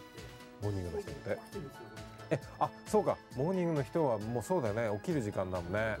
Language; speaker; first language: Japanese; native; Japanese